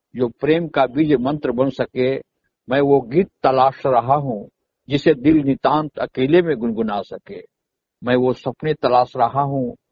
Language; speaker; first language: Hindi; native; Hindi